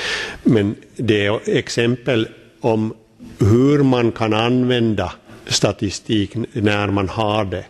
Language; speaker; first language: Swedish; non-native, local second language; Finnish